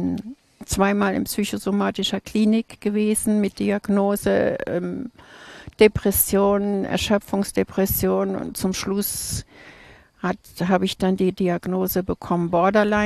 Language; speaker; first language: German; native; German